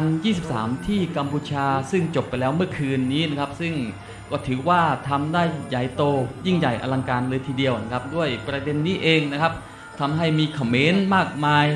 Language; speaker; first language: Thai; non-native, local second language; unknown